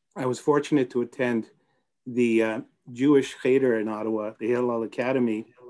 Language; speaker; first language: English; native; English